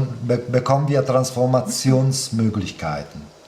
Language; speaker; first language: German; non-native, fluent; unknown